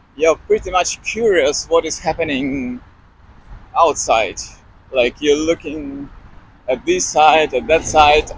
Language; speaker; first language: English; non-native, fluent; Russian